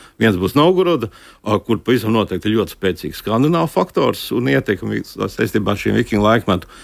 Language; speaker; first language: Latvian; native; Latvian